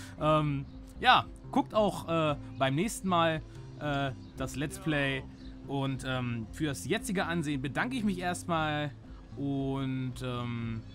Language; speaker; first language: German; native; German